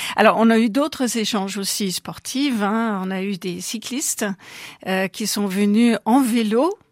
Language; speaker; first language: French; non-native, fluent; German